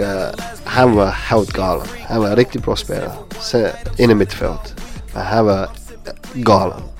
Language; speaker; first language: Swedish; non-native, learner; English